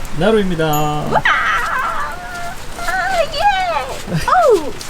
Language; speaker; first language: Korean; native; Korean